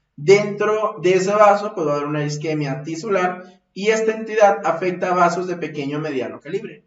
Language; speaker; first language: Spanish; native; Spanish